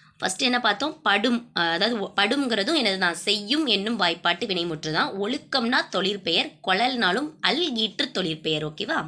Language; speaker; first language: Tamil; native; Tamil